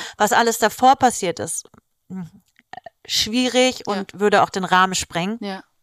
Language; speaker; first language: German; early bilingual, other home language; Greek